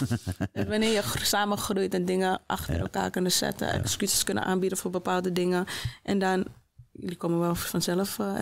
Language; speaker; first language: Dutch; native; Dutch